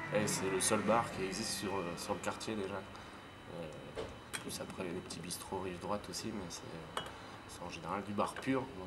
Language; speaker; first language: French; native; French